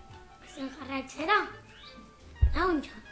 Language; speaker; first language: Basque; non-native, local second language; Spanish